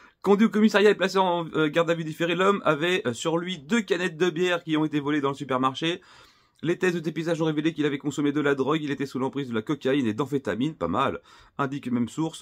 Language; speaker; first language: French; native; French